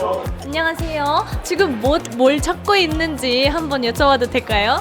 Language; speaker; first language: Korean; early bilingual, heritage; Korean